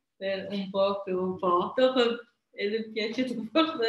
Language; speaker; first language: Italian; non-native, learner; Azerbaijani